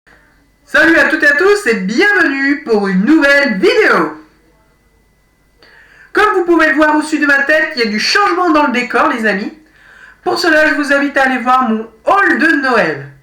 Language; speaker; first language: French; native; French